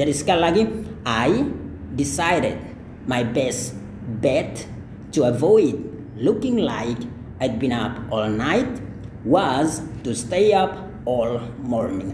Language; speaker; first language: English; non-native, fluent; Indonesian